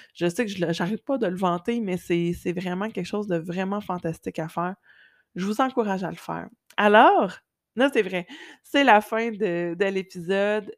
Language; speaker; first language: French; native; French